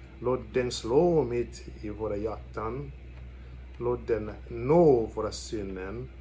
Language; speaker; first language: Swedish; non-native, fluent; French